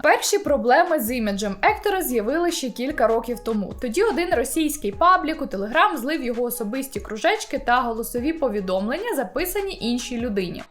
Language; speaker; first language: Ukrainian; native; Ukrainian